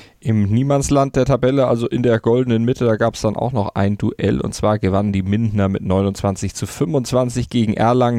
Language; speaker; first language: German; native; German